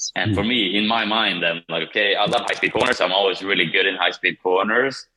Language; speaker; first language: English; non-native, fluent; Swedish